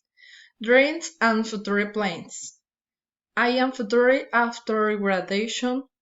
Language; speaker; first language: English; non-native, learner; Spanish